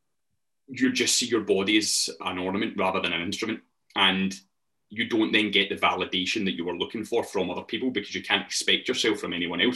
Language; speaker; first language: English; native; English